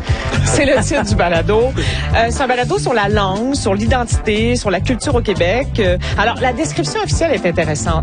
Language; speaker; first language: French; native; French